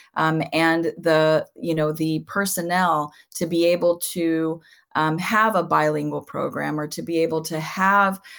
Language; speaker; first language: English; early bilingual, other home language; Spanish